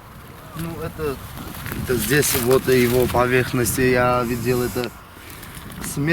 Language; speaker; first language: Russian; non-native, local second language; Armenian